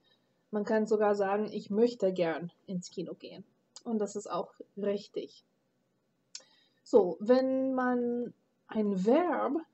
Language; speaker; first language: German; non-native, fluent; English